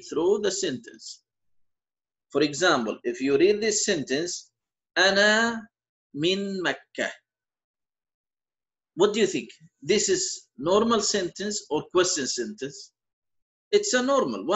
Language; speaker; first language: English; non-native, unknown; Arabic